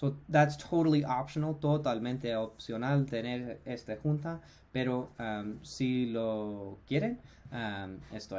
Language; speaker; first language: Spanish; non-native, fluent; English